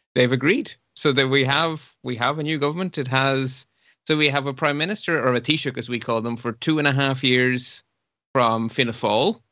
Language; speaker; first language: English; non-native, fluent; Dutch